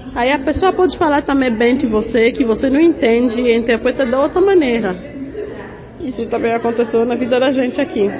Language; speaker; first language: Portuguese; non-native, fluent; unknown